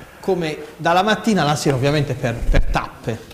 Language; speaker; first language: Italian; native; Italian